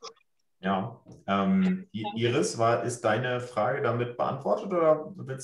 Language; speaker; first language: German; native; German